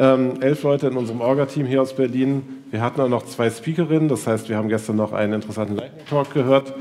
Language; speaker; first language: German; native; German